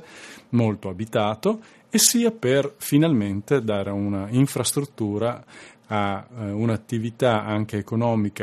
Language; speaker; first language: Italian; native; Italian